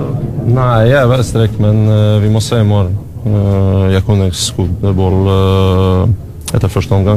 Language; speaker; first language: Norwegian; non-native, learner; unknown